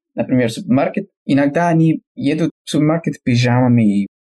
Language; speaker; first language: Russian; non-native, fluent; Spanish